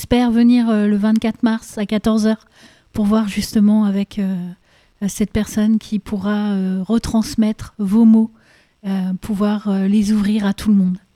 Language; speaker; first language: French; native; French